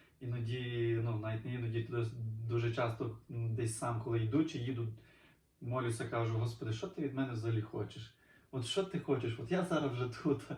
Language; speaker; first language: Ukrainian; native; Ukrainian